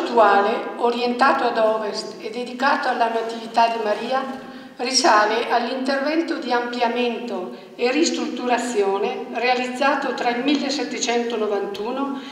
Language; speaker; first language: Italian; native; Italian